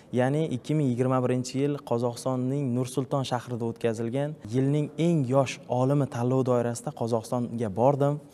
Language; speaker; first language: Uzbek; native; Uzbek